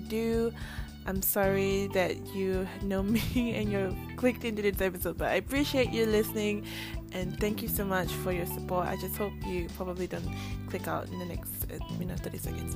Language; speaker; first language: English; native; English